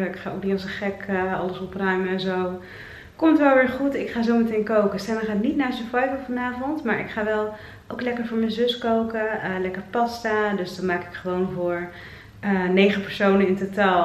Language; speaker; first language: Dutch; native; Dutch